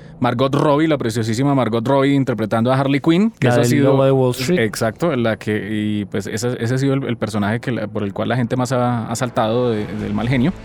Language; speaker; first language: Spanish; native; Spanish